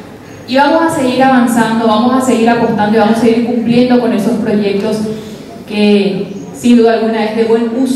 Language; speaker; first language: Spanish; native; Spanish